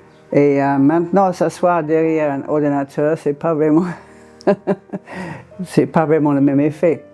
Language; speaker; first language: French; non-native, fluent; English